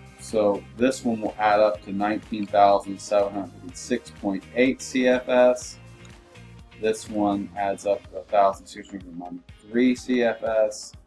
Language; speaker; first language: English; native; English